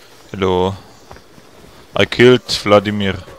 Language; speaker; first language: English; non-native, fluent; German